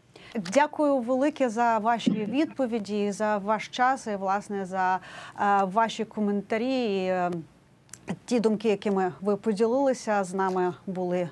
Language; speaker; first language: Ukrainian; native; Ukrainian